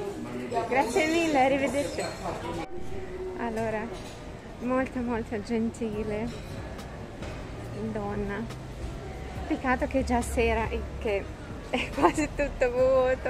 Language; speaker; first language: Italian; non-native, learner; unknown